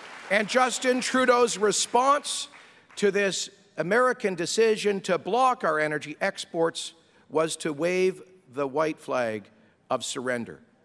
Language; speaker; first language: English; native; English